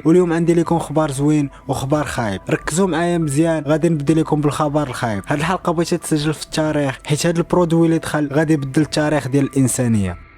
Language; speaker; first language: Arabic; native; Arabic